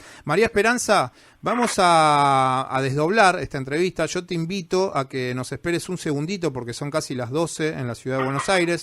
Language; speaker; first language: Spanish; native; Spanish